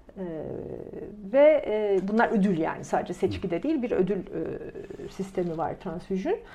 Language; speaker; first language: Turkish; native; Turkish